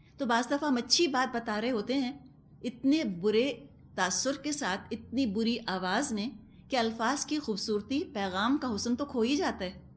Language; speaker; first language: Urdu; non-native, local second language; Punjabi